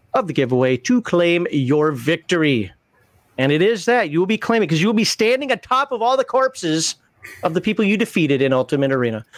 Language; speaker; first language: English; native; English